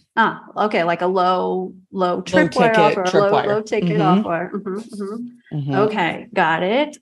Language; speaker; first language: English; native; English